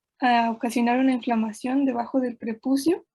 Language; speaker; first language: Spanish; native; Spanish